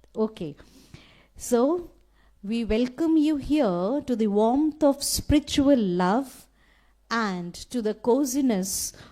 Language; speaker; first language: English; non-native, local second language; Hindi